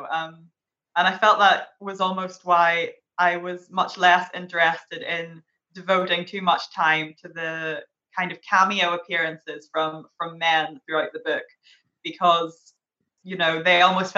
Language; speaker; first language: English; native; English